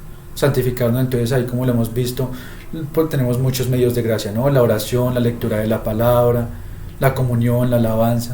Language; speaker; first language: Spanish; native; Spanish